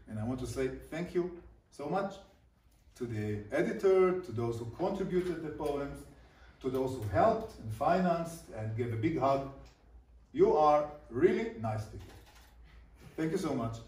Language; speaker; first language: English; non-native, fluent; Hebrew